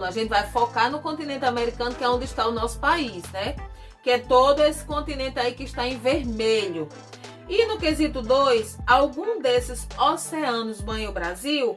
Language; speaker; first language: Portuguese; native; Portuguese